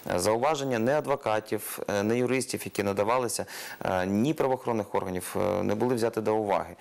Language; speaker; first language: Ukrainian; non-native, local second language; Russian